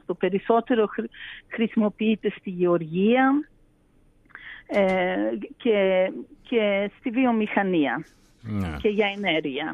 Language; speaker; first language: Greek; early bilingual, heritage; Greek